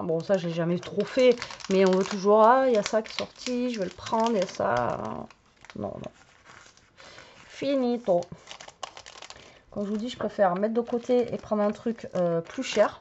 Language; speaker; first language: French; native; French